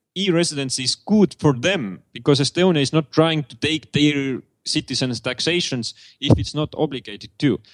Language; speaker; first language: English; non-native, fluent; Estonian